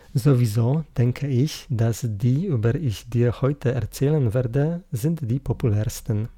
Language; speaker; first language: German; non-native, learner; Polish